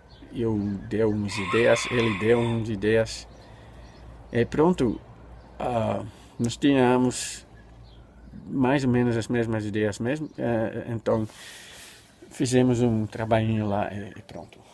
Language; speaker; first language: Portuguese; non-native, fluent; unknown